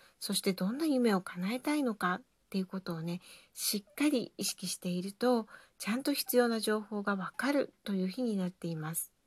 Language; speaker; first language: Japanese; native; Japanese